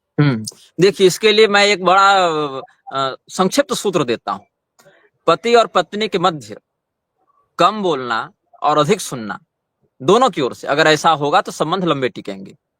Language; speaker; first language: Hindi; native; Hindi